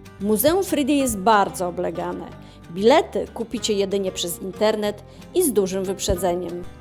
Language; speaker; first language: Polish; native; Polish